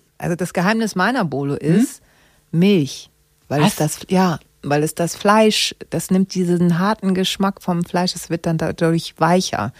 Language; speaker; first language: German; native; German